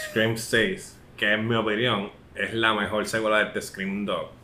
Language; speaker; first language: Spanish; early bilingual, heritage; Spanish